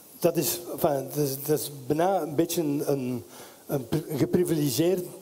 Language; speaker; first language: Dutch; native; Dutch